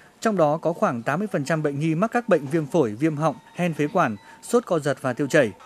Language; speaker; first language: Vietnamese; native; Vietnamese